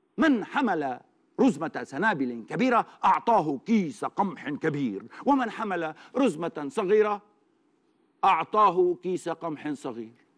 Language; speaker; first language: Arabic; non-native, fluent; Turkish